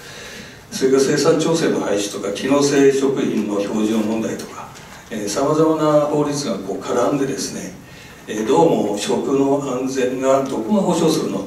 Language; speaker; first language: Japanese; native; Japanese